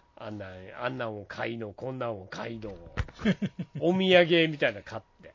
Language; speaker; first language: Japanese; native; Japanese